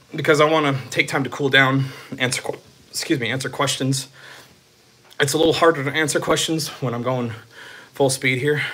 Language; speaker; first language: English; native; English